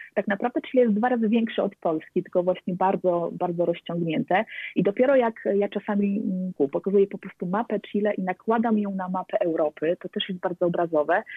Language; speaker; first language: Polish; native; Polish